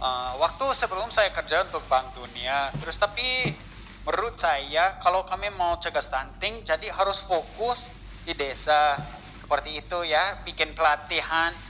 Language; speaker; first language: Indonesian; non-native, learner; English